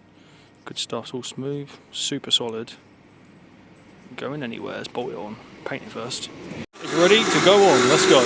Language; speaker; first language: English; native; English